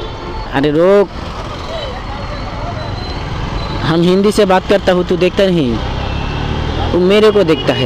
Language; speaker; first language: Hindi; non-native, learner; Bangla